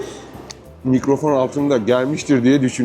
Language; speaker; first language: Turkish; native; Turkish